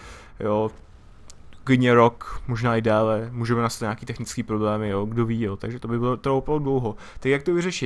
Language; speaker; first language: Czech; native; Czech